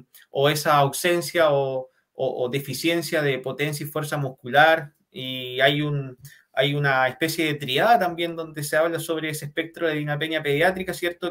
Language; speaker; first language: Spanish; native; Spanish